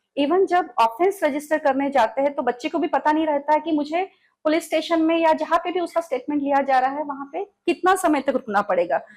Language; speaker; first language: Hindi; non-native, local second language; Marathi